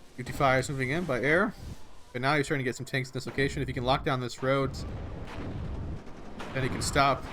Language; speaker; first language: English; native; English